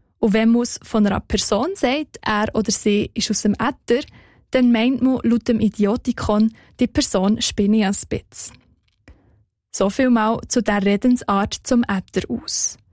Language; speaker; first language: German; native; German